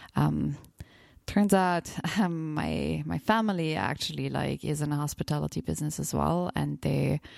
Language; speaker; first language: English; non-native, fluent; German